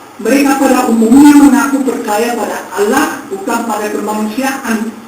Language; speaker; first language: Indonesian; non-native, fluent; German